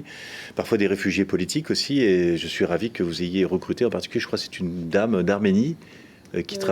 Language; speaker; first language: French; native; French